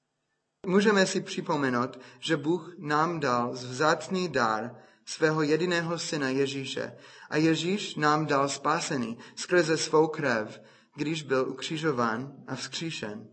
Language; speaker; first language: Czech; non-native, fluent; English